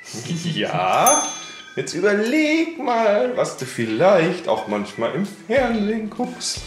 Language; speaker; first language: German; native; German